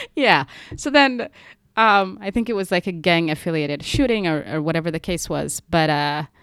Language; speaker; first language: English; non-native, local second language; Somali